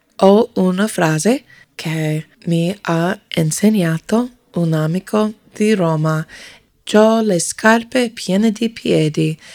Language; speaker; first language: Italian; non-native, learner; English